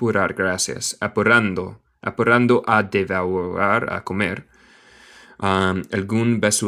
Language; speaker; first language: Spanish; non-native, learner; English